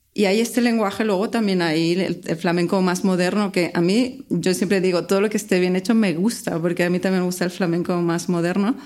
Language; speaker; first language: Spanish; native; Spanish